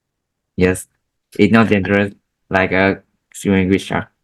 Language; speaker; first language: English; non-native, learner; Vietnamese